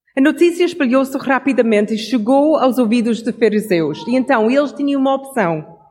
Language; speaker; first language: Portuguese; non-native, fluent; English